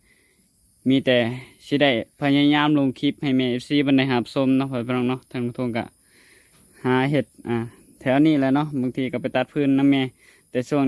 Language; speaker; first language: Thai; non-native, local second language; Lao